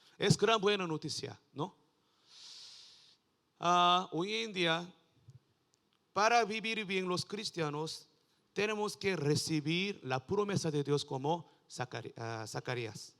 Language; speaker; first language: Spanish; non-native, learner; Korean